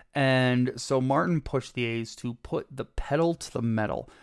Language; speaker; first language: English; native; English